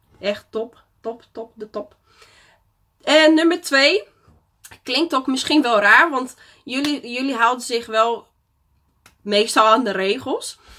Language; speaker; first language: Dutch; non-native, fluent; Portuguese